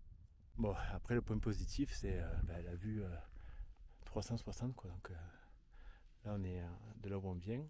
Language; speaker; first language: French; native; French